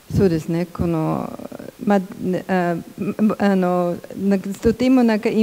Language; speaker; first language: Japanese; non-native, learner; German